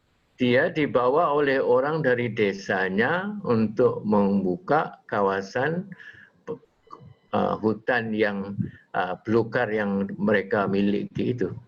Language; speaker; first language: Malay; non-native, local second language; Javanese